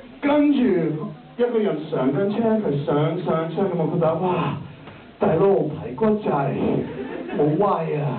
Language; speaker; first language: Cantonese; non-native, learner; English